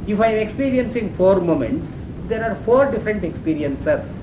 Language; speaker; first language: English; non-native, local second language; Kannada